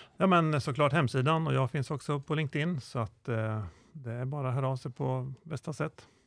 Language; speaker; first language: Swedish; native; Swedish